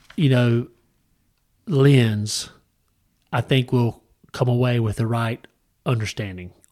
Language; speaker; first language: English; native; English